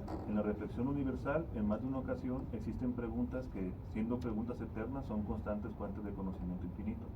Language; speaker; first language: Spanish; native; Spanish